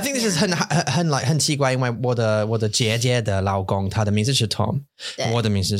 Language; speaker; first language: Chinese; non-native, learner; English